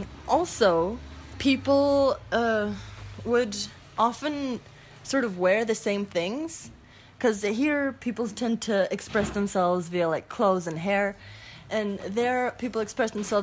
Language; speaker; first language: English; early bilingual, heritage; English